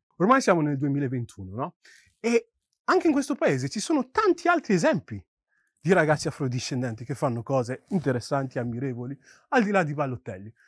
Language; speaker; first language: Italian; early bilingual, other home language; Yoruba